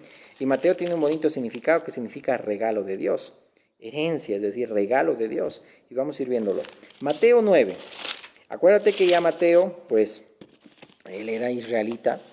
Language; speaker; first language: Spanish; native; Spanish